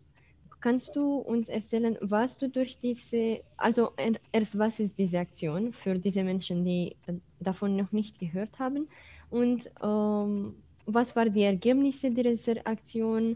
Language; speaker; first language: German; non-native, fluent; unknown